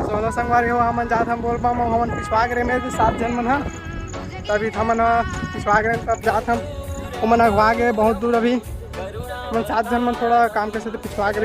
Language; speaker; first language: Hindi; non-native, local second language; Chhattisgarhi